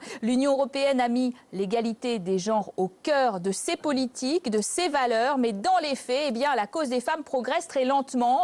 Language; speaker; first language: French; native; French